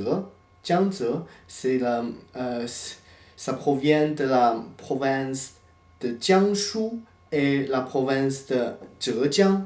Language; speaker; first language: French; non-native, fluent; Chinese